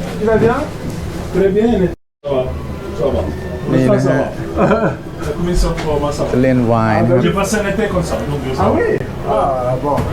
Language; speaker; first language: French; non-native, learner; Thai